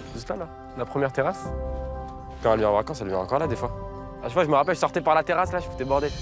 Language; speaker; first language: French; early bilingual, other home language; Portuguese